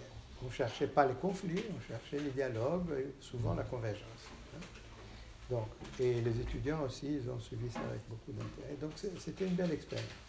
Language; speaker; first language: French; non-native, fluent; Portuguese